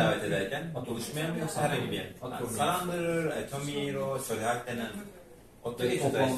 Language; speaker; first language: Turkish; native; Turkish